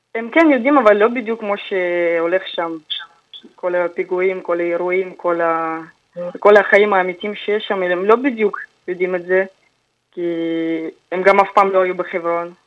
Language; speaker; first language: Hebrew; non-native, fluent; Russian